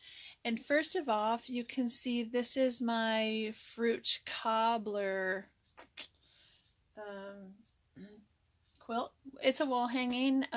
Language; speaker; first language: English; native; English